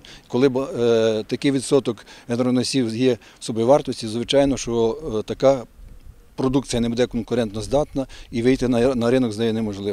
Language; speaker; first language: Ukrainian; native; Ukrainian